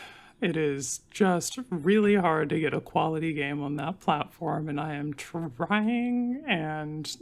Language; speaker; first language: English; native; English